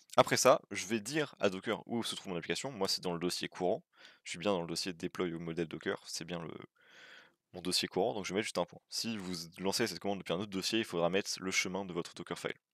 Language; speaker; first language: French; native; French